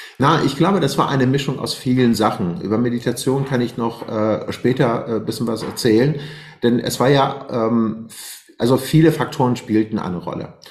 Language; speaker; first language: German; non-native, fluent; Persian